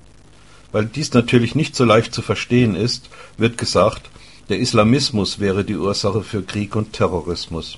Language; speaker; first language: German; native; German